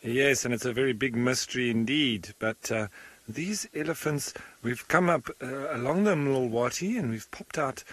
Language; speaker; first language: English; native; English